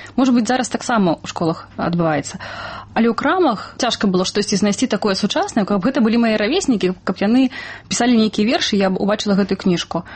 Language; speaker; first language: Belarusian; early bilingual, other home language; Russian